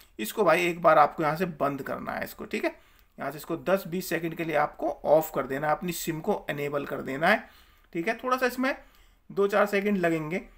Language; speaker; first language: Hindi; native; Hindi